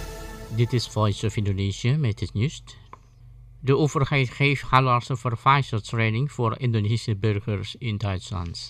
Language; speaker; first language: Dutch; non-native, fluent; Indonesian